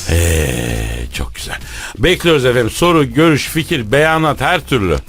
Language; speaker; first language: Turkish; native; Turkish